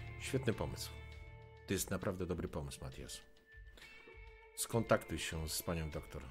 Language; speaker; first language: Polish; native; Polish